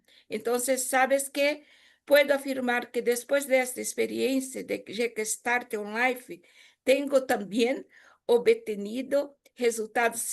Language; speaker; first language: Spanish; non-native, fluent; Portuguese